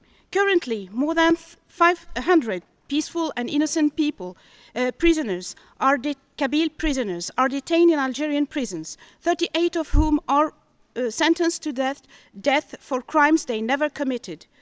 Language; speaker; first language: English; non-native, fluent; Kabyle